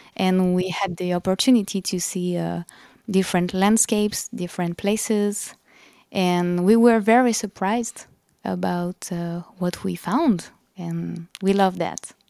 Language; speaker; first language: English; non-native, fluent; French